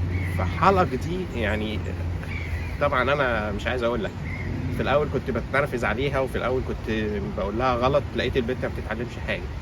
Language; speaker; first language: Arabic; native; Arabic